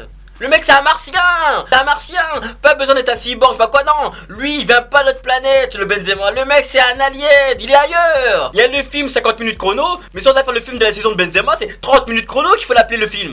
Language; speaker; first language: French; native; French